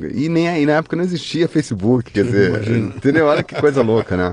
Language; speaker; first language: Portuguese; native; Portuguese